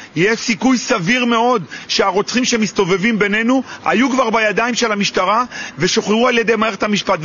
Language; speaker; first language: Hebrew; native; Hebrew